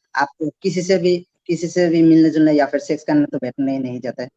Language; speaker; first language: Hindi; non-native, learner; Bangla